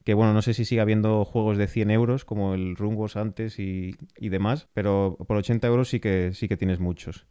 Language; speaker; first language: Spanish; native; Spanish